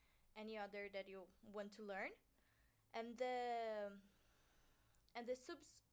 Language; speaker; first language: English; non-native, fluent; Portuguese